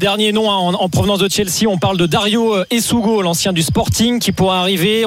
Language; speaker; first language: French; native; French